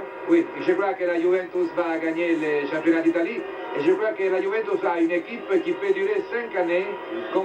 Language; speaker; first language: French; non-native, fluent; Italian